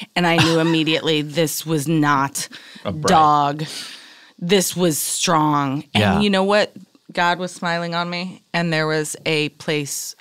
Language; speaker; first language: English; native; English